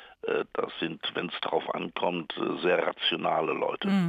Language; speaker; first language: German; native; German